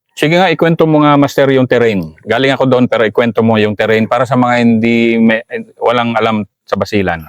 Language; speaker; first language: Filipino; native; Filipino